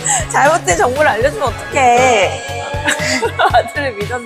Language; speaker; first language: Korean; native; Korean